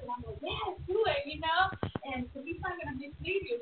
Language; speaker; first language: English; non-native, fluent; Spanish